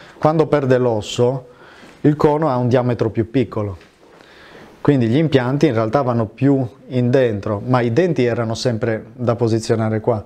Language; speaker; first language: Italian; native; Italian